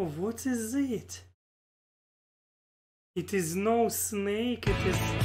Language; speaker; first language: English; non-native, learner; Russian